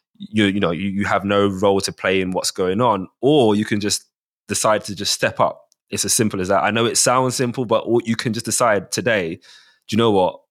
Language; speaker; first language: English; native; English